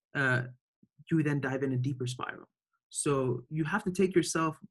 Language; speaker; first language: English; early bilingual, other home language; Arabic